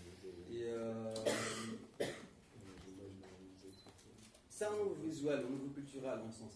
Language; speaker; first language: French; non-native, fluent; Arabic